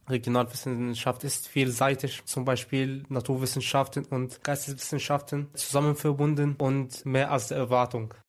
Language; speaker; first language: German; non-native, fluent; Arabic